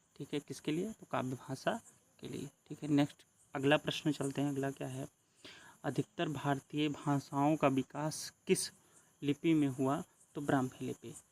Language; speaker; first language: Hindi; native; Hindi